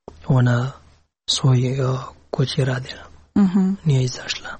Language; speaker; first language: Serbian; non-native, learner; Pashto